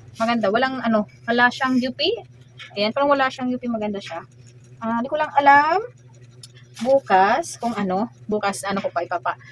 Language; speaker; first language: Filipino; native; Filipino